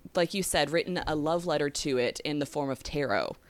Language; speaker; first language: English; native; English